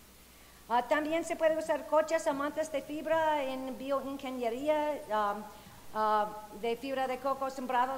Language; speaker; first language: Spanish; non-native, fluent; English